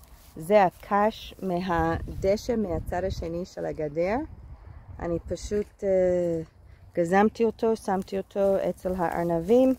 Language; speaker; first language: Hebrew; non-native, fluent; English